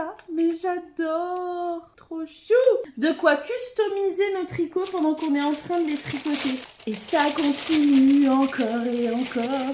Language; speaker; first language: French; native; French